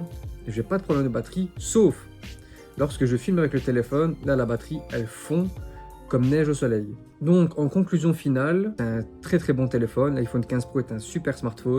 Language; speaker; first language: French; native; French